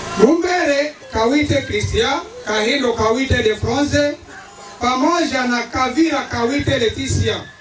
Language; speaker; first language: Swahili; non-native, local second language; Nande